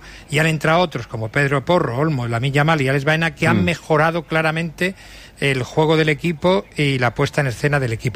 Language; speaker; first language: Spanish; native; Spanish